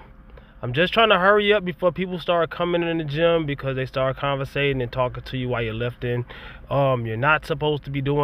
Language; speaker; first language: English; native; English